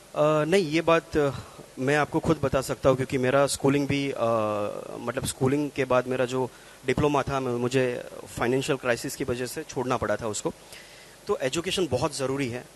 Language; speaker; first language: Hindi; non-native, local second language; Gujarati